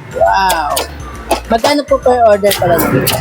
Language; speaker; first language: Filipino; native; Filipino